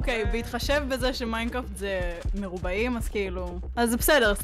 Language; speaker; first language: Hebrew; native; Hebrew